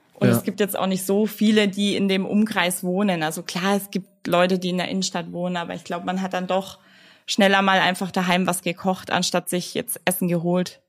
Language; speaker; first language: German; native; German